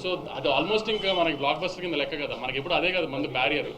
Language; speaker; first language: Telugu; native; Telugu